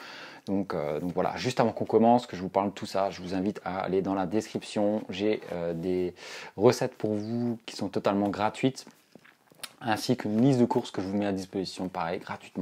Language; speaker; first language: French; native; French